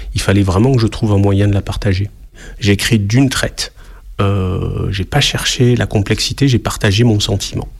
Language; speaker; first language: French; native; French